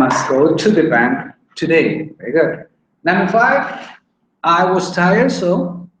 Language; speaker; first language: English; non-native, fluent; Spanish